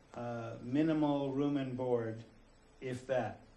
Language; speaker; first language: English; native; English